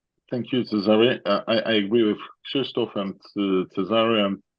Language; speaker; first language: English; non-native, fluent; Polish